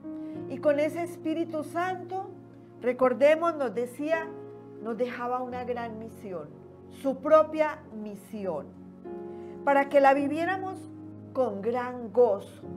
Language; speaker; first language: Spanish; native; Spanish